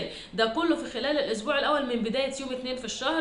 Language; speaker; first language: Arabic; native; Arabic